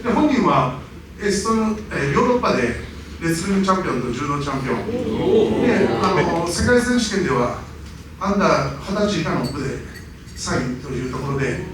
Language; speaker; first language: Japanese; native; Japanese